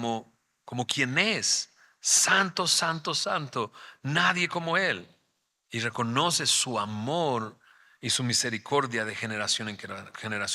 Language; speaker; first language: Spanish; native; Spanish